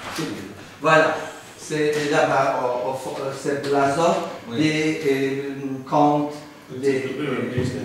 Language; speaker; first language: French; non-native, learner; Polish